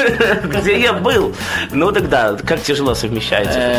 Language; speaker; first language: Russian; native; Russian